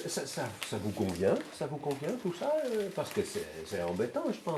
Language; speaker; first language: French; non-native, fluent; Dutch